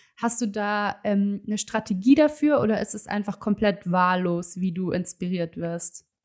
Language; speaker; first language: German; native; German